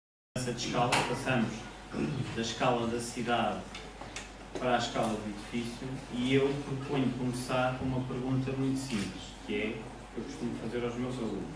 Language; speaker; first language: Portuguese; native; Portuguese